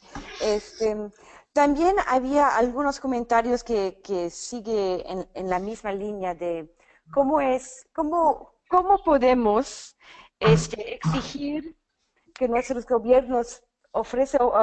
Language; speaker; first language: Spanish; non-native, fluent; English